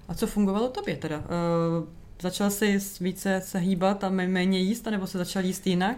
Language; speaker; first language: Czech; native; Czech